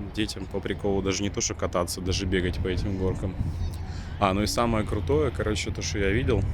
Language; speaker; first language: Ukrainian; non-native, local second language; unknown